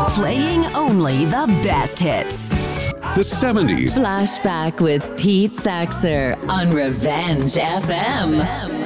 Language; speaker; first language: English; native; English